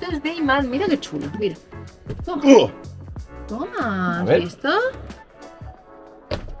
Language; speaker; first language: Spanish; native; Spanish